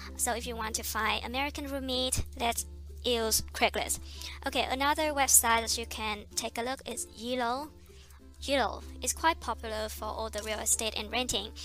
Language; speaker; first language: English; non-native, fluent; Vietnamese